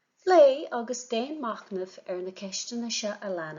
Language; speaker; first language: Irish; non-native, local second language; English